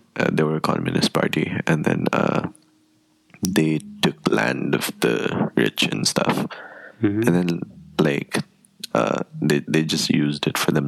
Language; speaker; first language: English; non-native, local second language; Tibetan